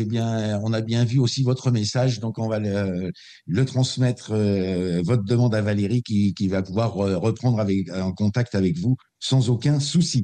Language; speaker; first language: French; native; French